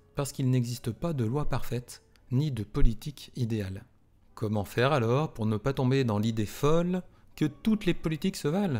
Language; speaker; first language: French; native; French